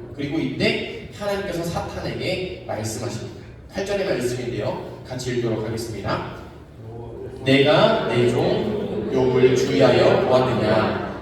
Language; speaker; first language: Korean; native; Korean